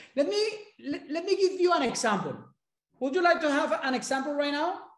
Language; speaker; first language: English; non-native, fluent; Spanish